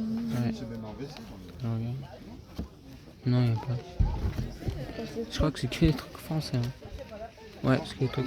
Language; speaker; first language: French; native; French